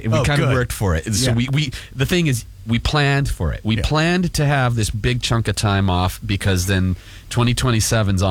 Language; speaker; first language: English; native; English